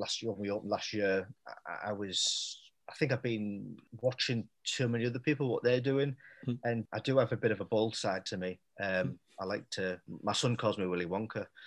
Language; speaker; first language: English; native; English